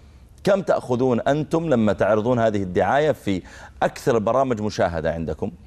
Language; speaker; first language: Arabic; native; Arabic